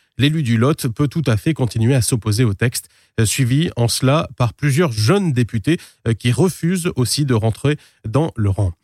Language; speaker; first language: French; native; French